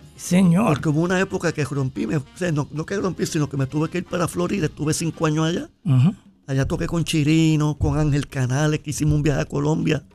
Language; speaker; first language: Spanish; native; Spanish